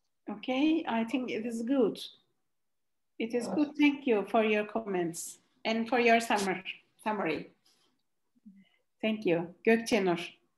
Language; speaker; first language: English; non-native, fluent; Turkish